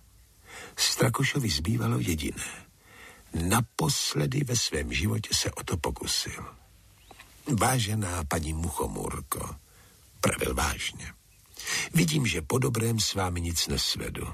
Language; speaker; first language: Czech; native; Czech